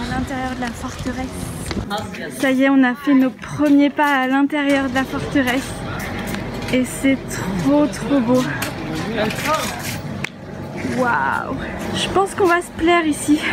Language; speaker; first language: French; native; French